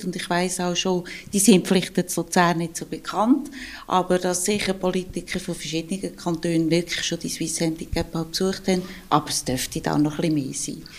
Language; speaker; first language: German; native; German